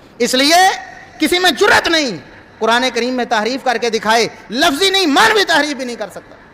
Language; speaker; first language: Urdu; non-native, local second language; Punjabi